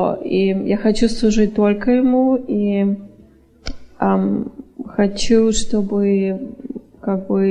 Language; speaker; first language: Russian; early bilingual, heritage; Russian